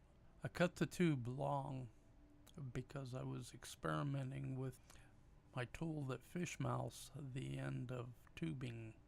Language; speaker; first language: English; native; English